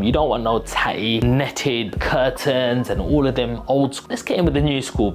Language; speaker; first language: English; native; English